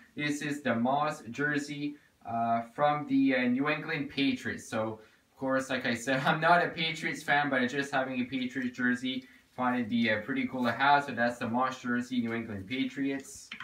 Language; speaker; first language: English; native; English